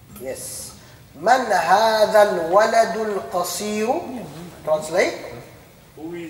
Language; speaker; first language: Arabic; non-native, fluent; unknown